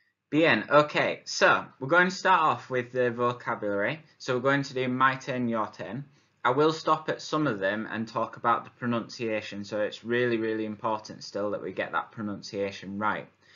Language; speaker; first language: English; native; English